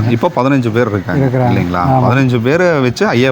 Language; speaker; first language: Tamil; native; Tamil